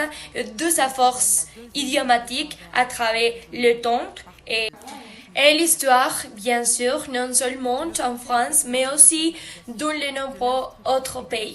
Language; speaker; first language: French; non-native, learner; Spanish